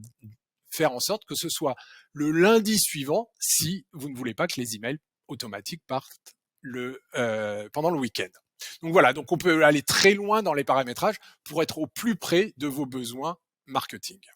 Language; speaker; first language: French; native; French